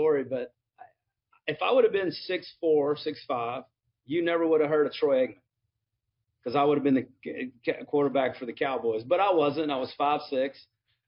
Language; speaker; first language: English; native; English